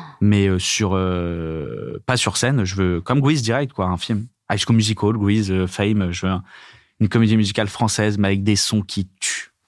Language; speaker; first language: French; native; French